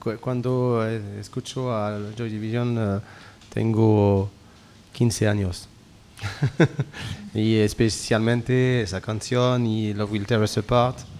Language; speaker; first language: Spanish; non-native, learner; French